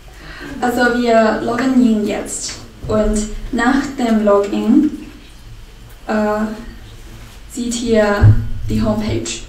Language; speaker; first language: German; non-native, learner; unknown